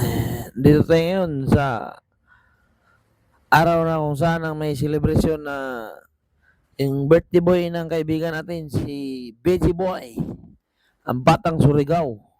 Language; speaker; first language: Filipino; non-native, local second language; Cebuano